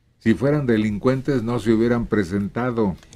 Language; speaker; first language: Spanish; native; Spanish